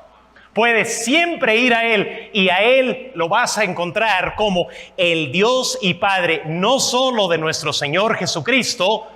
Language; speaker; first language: Spanish; non-native, fluent; English